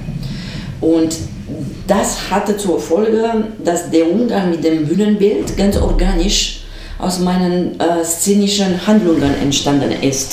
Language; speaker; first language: German; non-native, fluent; Romanian